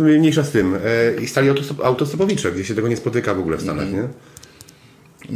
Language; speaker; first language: Polish; native; Polish